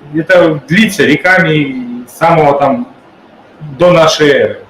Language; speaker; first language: Russian; native; Russian